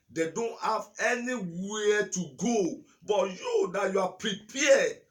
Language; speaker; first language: English; non-native, local second language; Yoruba